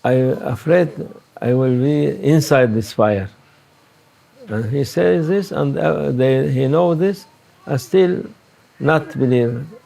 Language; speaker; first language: English; non-native, learner; Turkish